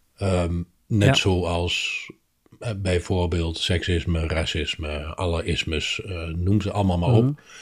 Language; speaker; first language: Dutch; native; Dutch